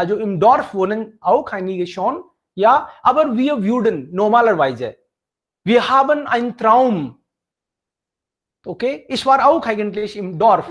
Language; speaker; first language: German; non-native, fluent; Hindi